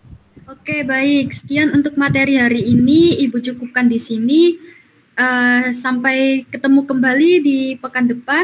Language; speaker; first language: Indonesian; native; Indonesian